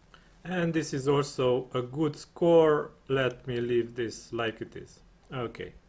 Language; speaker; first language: English; non-native, fluent; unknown